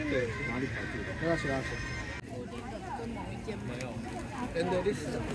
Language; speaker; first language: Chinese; non-native, learner; Kannada